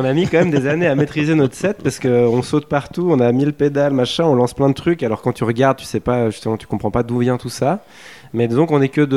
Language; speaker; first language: French; native; French